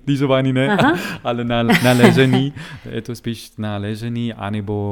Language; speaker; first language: Czech; non-native, fluent; German